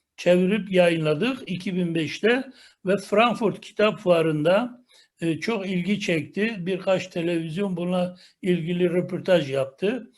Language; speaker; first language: Turkish; non-native, local second language; Kurdish